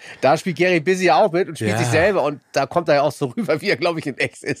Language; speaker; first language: German; native; German